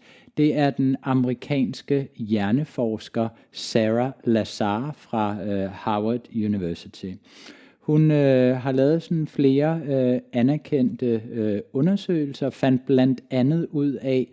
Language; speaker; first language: Danish; native; Danish